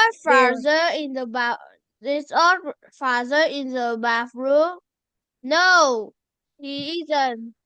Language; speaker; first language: English; non-native, learner; Vietnamese